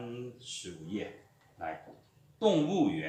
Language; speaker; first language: Chinese; non-native, fluent; Lao